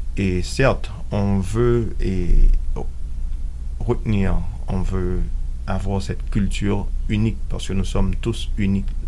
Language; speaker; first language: French; non-native, local second language; Haitian Creole